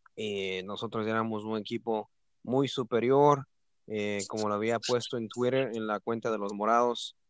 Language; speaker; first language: Spanish; native; Spanish